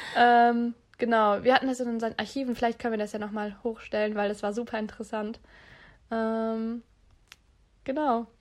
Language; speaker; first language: German; early bilingual, other home language; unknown